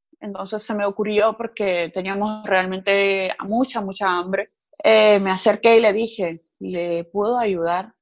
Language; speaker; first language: Spanish; non-native, fluent; Georgian